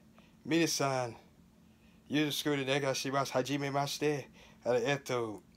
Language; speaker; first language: Japanese; non-native, learner; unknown